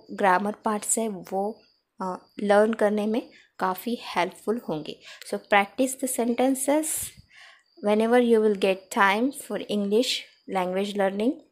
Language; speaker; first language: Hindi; non-native, local second language; Marathi